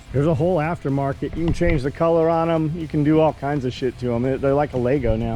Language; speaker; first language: English; native; English